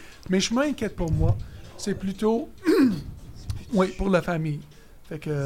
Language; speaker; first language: French; native; French